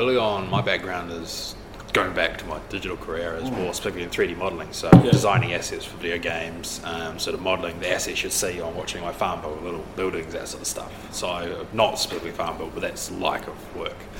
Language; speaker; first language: English; native; English